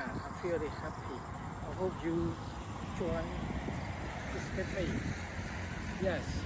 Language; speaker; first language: English; non-native, learner; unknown